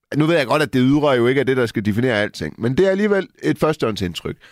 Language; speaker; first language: Danish; native; Danish